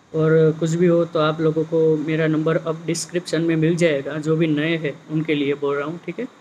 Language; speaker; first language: Hindi; non-native, local second language; Gujarati